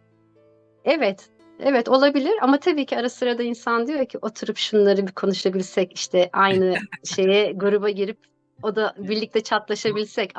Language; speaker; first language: Turkish; native; Turkish